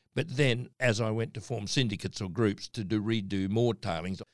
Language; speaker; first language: English; native; English